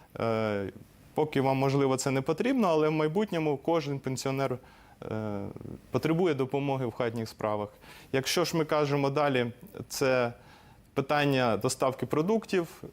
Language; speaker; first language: Ukrainian; native; Ukrainian